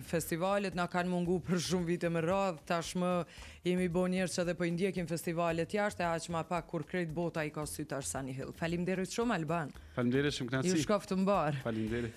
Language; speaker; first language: Albanian; native; Albanian